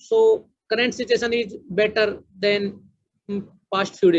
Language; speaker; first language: English; non-native, learner; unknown